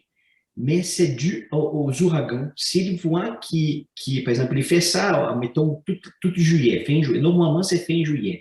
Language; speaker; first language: French; non-native, fluent; Portuguese